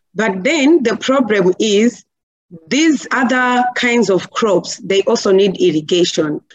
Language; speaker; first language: English; non-native, local second language; Nyanja